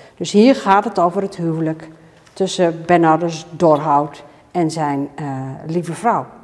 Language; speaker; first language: Dutch; native; Dutch